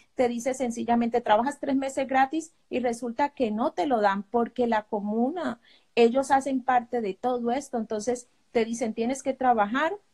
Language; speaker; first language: Spanish; native; Spanish